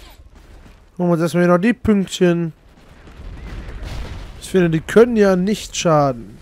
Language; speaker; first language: German; native; German